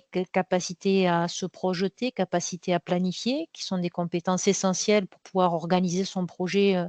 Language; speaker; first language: French; native; French